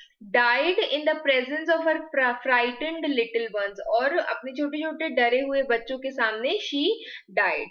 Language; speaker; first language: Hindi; native; Hindi